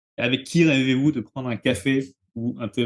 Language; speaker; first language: French; native; French